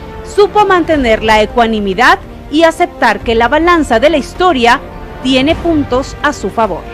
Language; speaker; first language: Spanish; native; Spanish